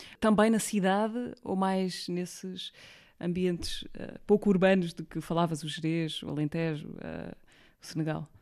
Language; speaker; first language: Portuguese; native; Portuguese